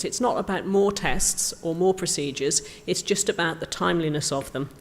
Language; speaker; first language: English; native; English